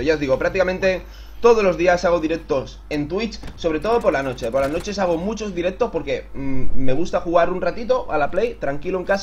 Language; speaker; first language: Spanish; native; Spanish